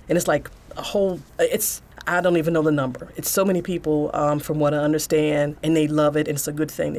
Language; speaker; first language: English; native; English